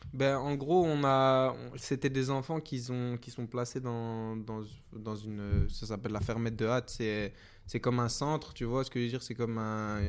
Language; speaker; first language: French; native; French